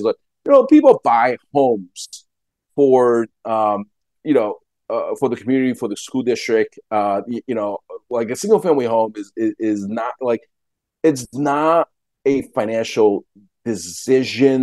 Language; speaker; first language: English; native; English